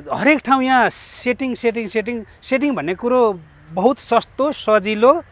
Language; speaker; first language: Nepali; native; Nepali